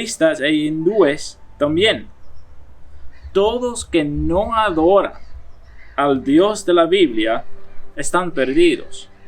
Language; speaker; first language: Spanish; non-native, fluent; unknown